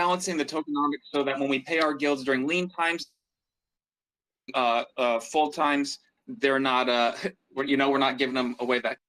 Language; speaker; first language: English; native; English